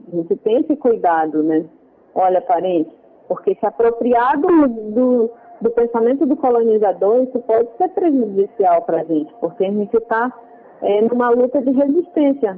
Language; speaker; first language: Portuguese; native; Portuguese